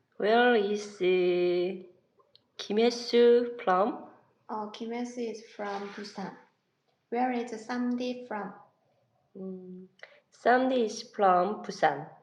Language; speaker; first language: English; non-native, learner; Korean